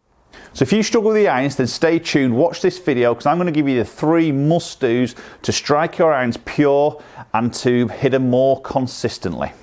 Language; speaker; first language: English; native; English